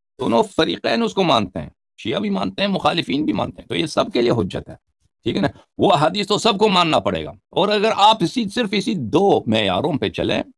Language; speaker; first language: Urdu; non-native, fluent; Persian